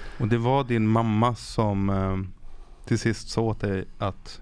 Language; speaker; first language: Swedish; native; Swedish